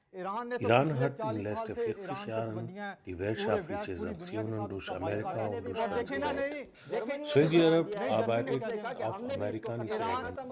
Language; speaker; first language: German; non-native, learner; Urdu